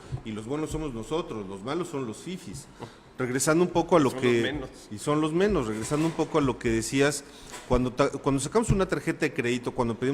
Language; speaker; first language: Spanish; native; Spanish